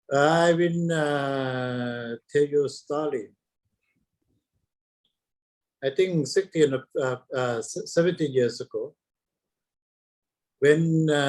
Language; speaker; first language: English; non-native, fluent; Thai